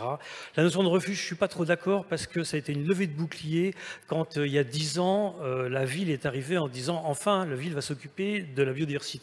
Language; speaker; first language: French; native; French